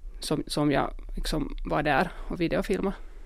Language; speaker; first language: Swedish; non-native, local second language; Finnish